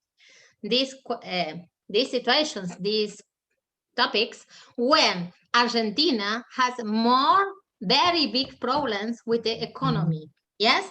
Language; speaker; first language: English; non-native, learner; German